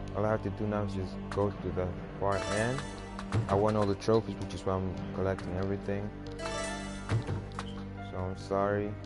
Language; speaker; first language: English; early bilingual, other home language; Spanish